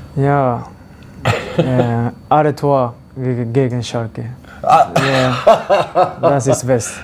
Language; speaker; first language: German; non-native, learner; Japanese